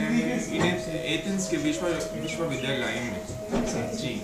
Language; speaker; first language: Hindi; non-native, learner; Greek